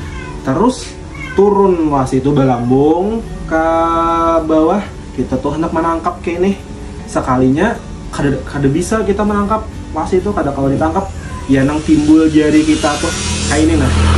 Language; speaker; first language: Indonesian; non-native, local second language; Banjar